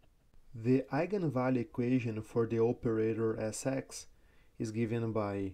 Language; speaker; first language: English; non-native, fluent; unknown